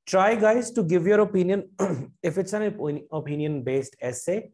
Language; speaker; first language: English; non-native, local second language; Punjabi